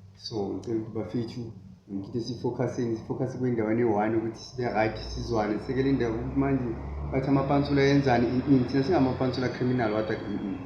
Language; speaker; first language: Zulu; native; Zulu